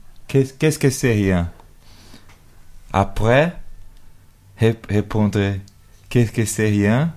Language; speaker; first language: French; non-native, learner; Portuguese